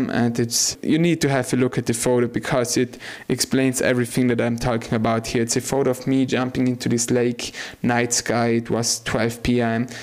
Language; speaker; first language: English; non-native, fluent; German